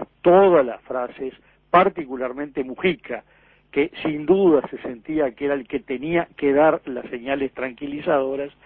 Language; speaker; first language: Spanish; native; Spanish